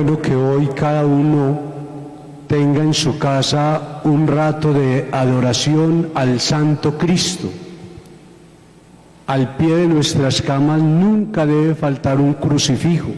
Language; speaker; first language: Spanish; native; Spanish